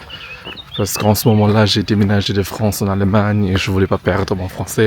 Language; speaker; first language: French; non-native, fluent; Indonesian